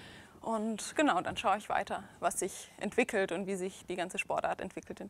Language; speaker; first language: German; native; German